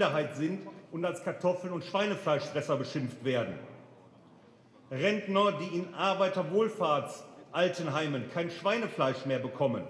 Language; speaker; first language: German; native; German